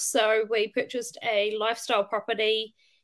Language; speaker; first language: English; native; English